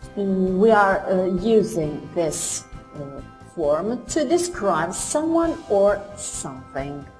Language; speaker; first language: English; non-native, fluent; Italian